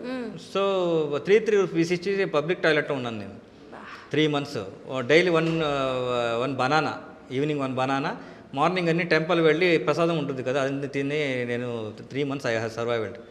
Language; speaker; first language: Telugu; non-native, local second language; Kannada